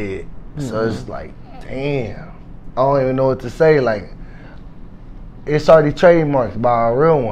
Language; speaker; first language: English; native; English